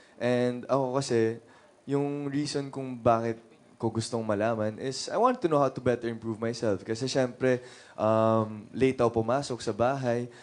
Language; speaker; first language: Filipino; native; Filipino